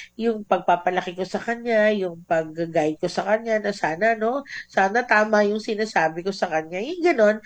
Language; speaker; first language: Filipino; non-native, local second language; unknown